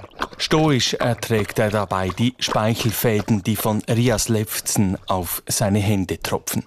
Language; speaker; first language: German; native; German